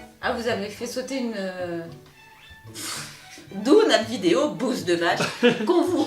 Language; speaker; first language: French; native; French